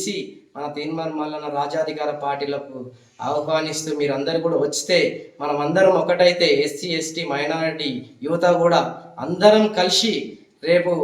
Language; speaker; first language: Telugu; native; Telugu